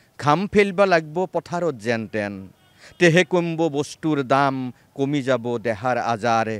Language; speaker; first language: Assamese; native; Assamese